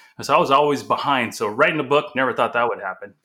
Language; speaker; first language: English; early bilingual, other home language; Portuguese